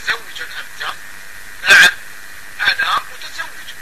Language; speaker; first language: Arabic; non-native, fluent; French